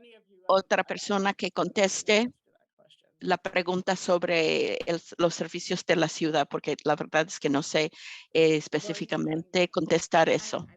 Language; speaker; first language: Spanish; non-native, fluent; English